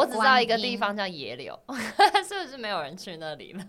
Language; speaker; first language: Chinese; native; Chinese